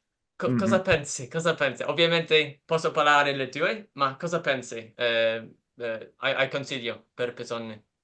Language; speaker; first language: Italian; non-native, learner; English